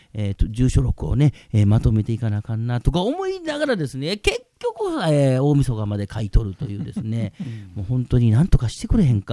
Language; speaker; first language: Japanese; native; Japanese